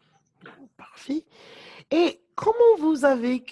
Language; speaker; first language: French; non-native, learner; English